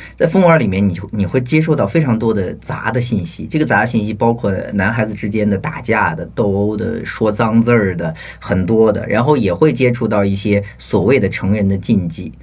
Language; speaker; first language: Chinese; native; Chinese